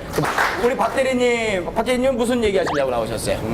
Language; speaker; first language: Korean; native; Korean